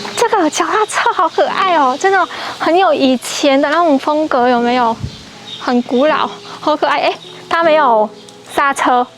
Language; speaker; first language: Chinese; non-native, fluent; Vietnamese